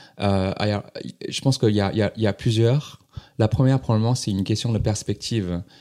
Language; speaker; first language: French; non-native, fluent; Chinese